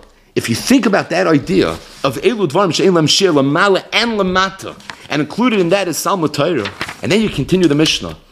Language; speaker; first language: English; native; English